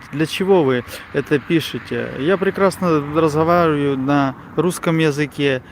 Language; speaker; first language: Russian; non-native, local second language; Ukrainian